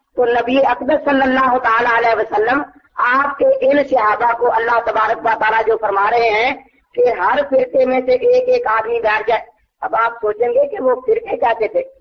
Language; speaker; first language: Urdu; non-native, local second language; Punjabi